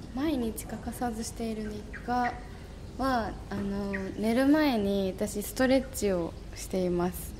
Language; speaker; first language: Japanese; native; Japanese